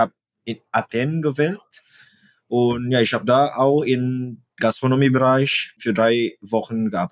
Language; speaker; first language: German; non-native, fluent; Indonesian